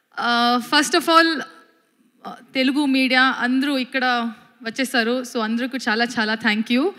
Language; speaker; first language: Telugu; non-native, learner; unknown